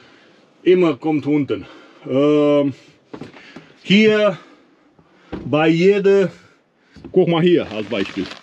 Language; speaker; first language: German; non-native, learner; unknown